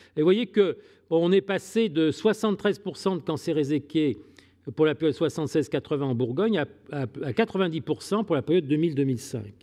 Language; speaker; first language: French; native; French